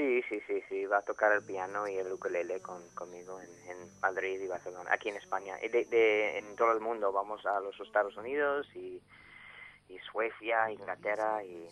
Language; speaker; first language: Spanish; non-native, fluent; English